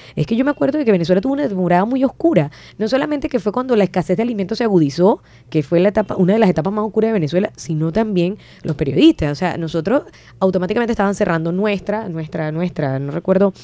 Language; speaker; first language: Spanish; native; Spanish